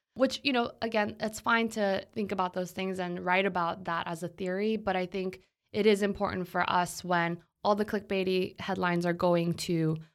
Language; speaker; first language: English; non-native, fluent; Korean